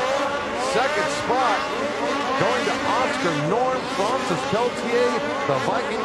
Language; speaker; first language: English; native; English